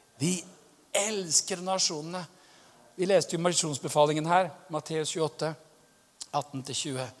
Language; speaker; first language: Norwegian; native; Norwegian